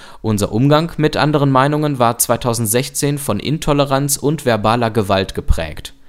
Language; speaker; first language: German; native; German